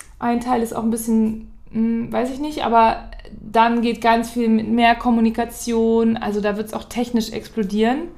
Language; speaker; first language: German; native; German